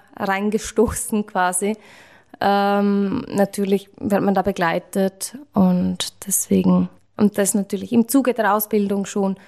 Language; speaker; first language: German; native; German